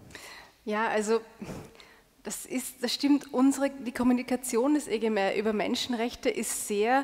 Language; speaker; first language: German; native; German